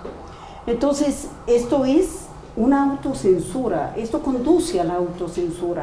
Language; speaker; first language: Spanish; native; Spanish